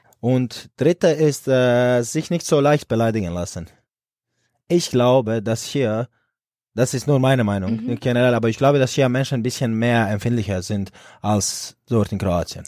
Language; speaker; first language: German; non-native, fluent; Croatian